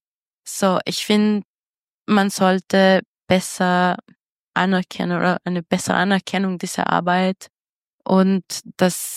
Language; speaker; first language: German; non-native, fluent; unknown